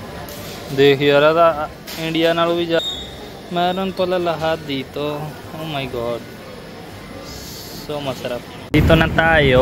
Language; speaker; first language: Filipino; non-native, learner; Punjabi